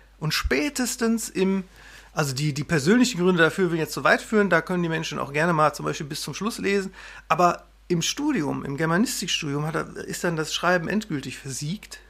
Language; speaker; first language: German; native; German